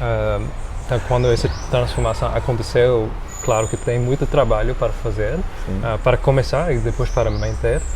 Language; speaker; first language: Portuguese; non-native, fluent; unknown